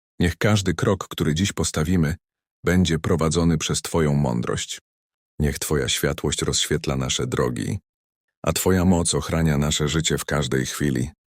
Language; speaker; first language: Polish; native; Polish